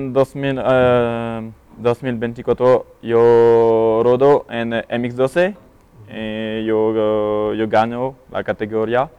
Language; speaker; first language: Spanish; non-native, learner; French